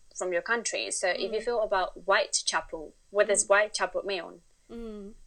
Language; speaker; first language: English; non-native, fluent; Spanish